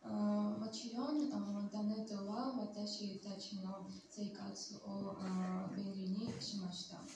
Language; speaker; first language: Japanese; non-native, fluent; Armenian